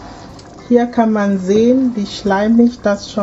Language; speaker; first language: German; non-native, fluent; Akan